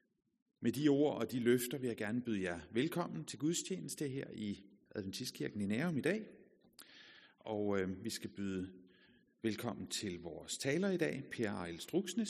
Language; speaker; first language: Danish; native; Danish